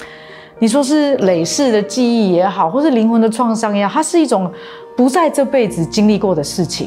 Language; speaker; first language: Chinese; native; Chinese